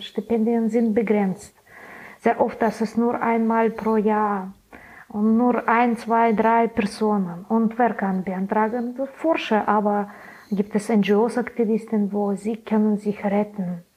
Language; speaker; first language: German; non-native, learner; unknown